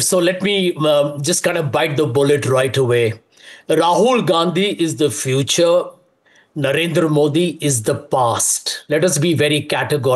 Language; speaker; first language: English; non-native, local second language; Hindi